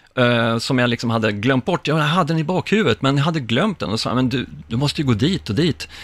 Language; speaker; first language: Swedish; native; Swedish